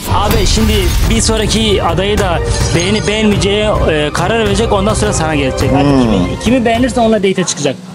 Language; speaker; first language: Turkish; native; Turkish